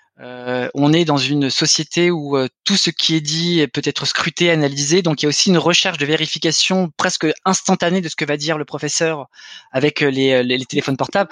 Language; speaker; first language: French; native; French